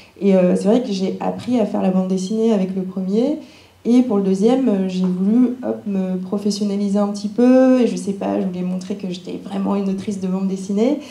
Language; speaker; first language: French; early bilingual, other home language; Cantonese